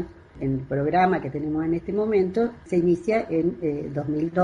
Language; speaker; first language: Spanish; native; Spanish